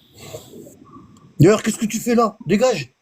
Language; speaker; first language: French; native; French